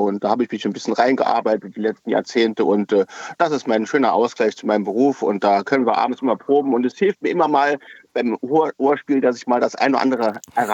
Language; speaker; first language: German; native; German